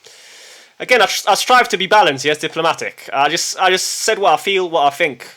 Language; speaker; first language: English; early bilingual, heritage; English